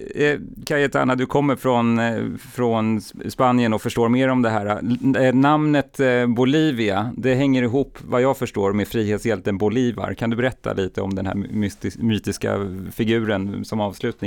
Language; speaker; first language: Swedish; native; Swedish